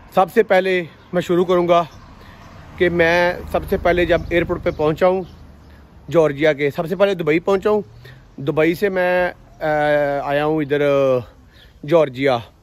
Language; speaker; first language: Urdu; non-native, local second language; Punjabi